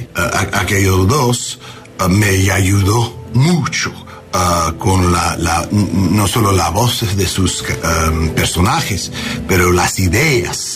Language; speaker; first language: Spanish; non-native, learner; English